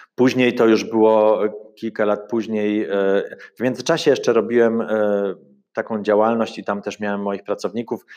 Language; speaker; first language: Polish; early bilingual, heritage; Polish